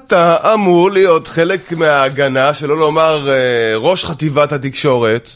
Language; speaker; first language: Hebrew; native; Hebrew